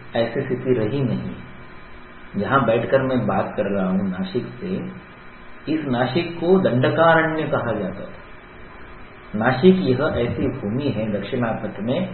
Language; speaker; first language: Hindi; non-native, local second language; Marathi